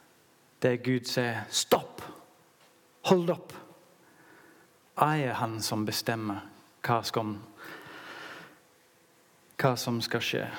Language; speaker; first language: Norwegian; non-native, learner; English